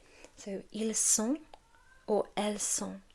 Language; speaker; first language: French; non-native, learner; English